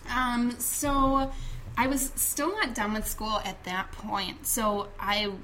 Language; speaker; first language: English; native; English